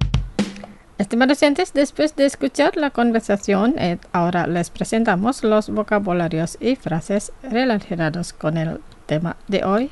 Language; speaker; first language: Spanish; non-native, fluent; Indonesian